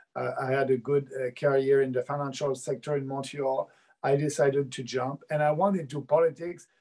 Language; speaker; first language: English; native; English